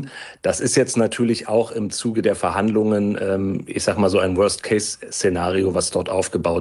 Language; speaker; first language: German; native; German